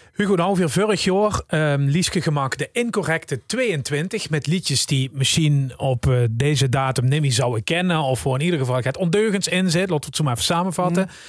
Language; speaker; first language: Dutch; native; Dutch